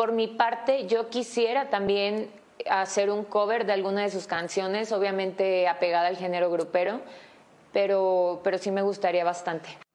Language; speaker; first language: Spanish; native; Spanish